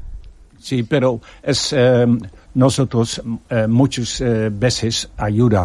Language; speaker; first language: Spanish; non-native, learner; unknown